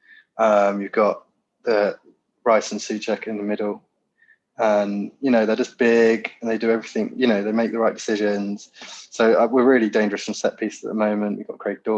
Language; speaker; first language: English; native; English